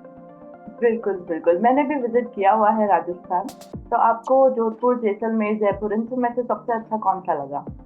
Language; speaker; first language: Hindi; native; Hindi